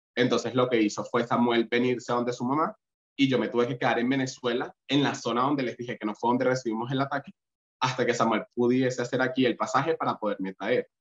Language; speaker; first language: Spanish; native; Spanish